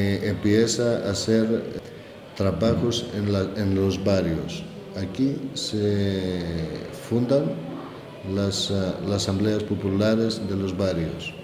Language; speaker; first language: Spanish; non-native, learner; Greek